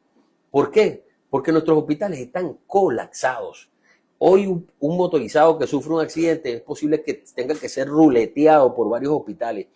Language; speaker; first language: Spanish; native; Spanish